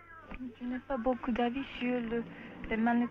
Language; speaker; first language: French; non-native, learner; Japanese